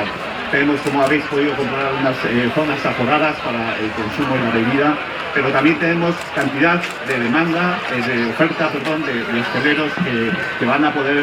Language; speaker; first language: Spanish; native; Spanish